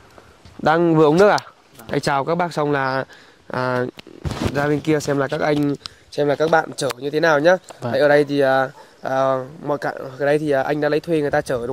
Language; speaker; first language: Vietnamese; native; Vietnamese